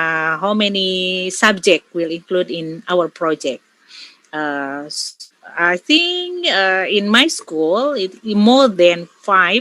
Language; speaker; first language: English; non-native, learner; Indonesian